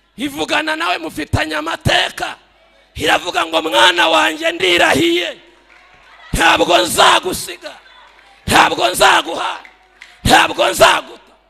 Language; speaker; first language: Kinyarwanda; native; Kinyarwanda